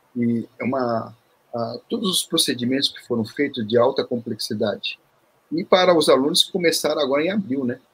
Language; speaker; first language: Portuguese; early bilingual, other home language; Korean